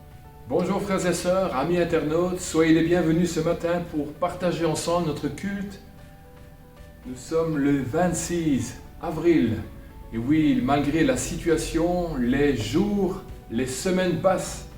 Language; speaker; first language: French; native; French